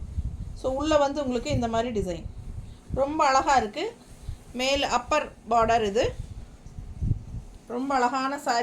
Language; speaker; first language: Tamil; native; Tamil